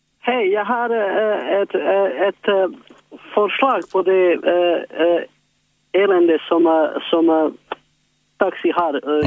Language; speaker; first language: Swedish; non-native, learner; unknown